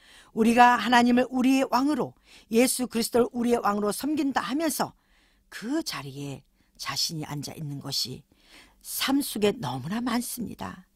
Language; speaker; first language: Korean; native; Korean